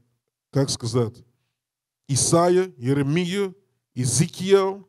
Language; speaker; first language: Russian; non-native, learner; English